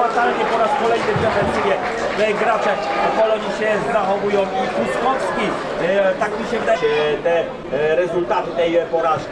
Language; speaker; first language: Polish; native; Polish